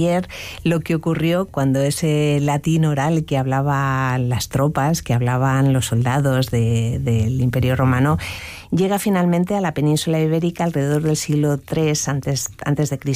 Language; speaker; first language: Spanish; native; Spanish